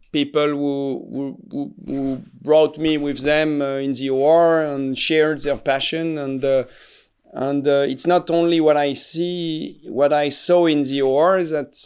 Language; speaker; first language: English; non-native, fluent; French